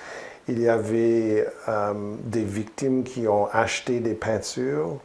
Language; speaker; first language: French; non-native, learner; English